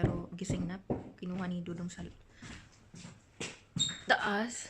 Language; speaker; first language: Filipino; non-native, local second language; Cebuano